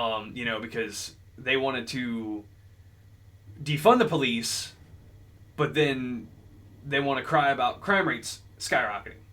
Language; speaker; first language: English; native; English